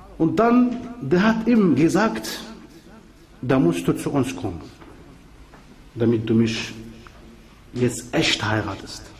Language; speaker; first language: German; non-native, fluent; Arabic